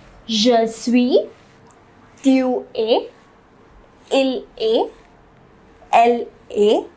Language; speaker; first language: French; non-native, fluent; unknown